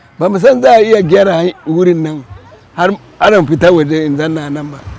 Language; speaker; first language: Hausa; non-native, local second language; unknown